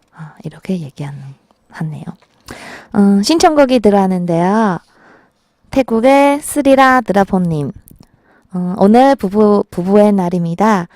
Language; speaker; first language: Korean; non-native, fluent; Chinese